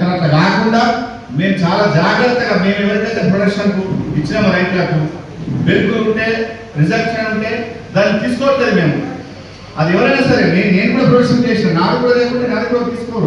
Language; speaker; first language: Telugu; native; Telugu